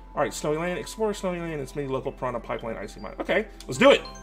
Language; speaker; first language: English; native; English